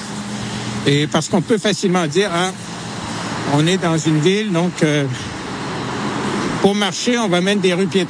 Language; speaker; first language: French; native; French